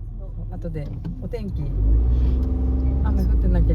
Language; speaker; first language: Japanese; native; Japanese